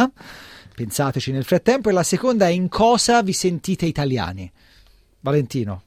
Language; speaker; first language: Italian; native; Italian